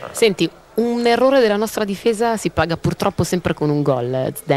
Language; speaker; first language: Italian; native; Italian